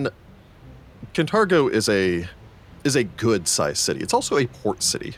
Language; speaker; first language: English; native; English